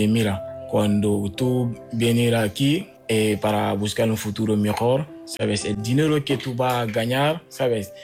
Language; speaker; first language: Spanish; non-native, learner; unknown